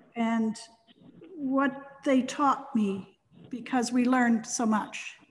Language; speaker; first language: English; native; English